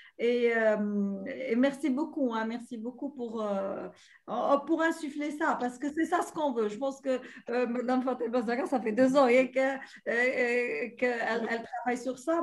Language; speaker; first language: French; non-native, local second language; Arabic